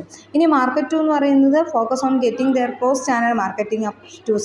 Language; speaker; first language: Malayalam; native; Malayalam